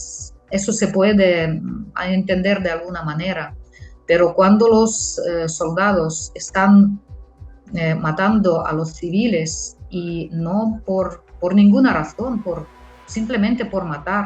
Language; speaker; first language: Spanish; non-native, fluent; Ukrainian